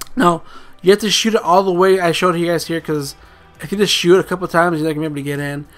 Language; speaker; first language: English; native; English